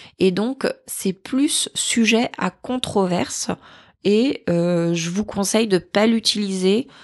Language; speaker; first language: French; native; French